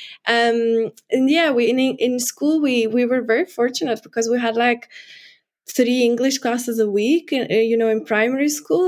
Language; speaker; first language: English; non-native, fluent; Hungarian